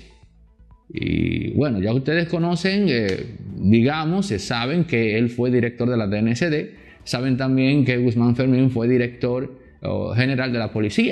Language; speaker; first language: Spanish; native; Spanish